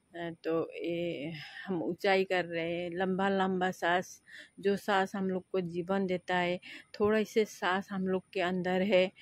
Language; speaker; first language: Hindi; non-native, local second language; Nepali